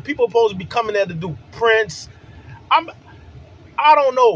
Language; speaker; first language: English; native; English